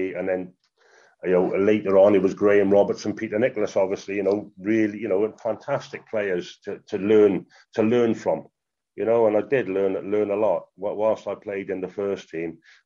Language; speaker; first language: English; native; English